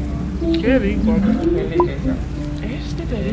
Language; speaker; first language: Spanish; non-native, learner; English